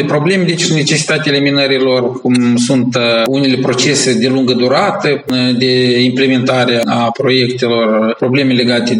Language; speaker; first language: Romanian; native; Romanian